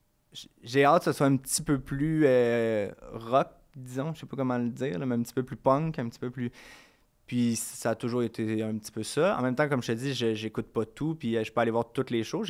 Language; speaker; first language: French; native; French